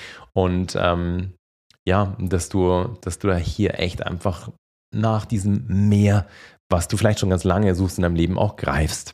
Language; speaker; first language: German; native; German